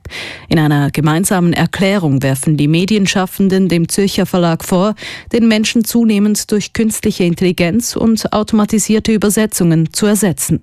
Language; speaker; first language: German; native; German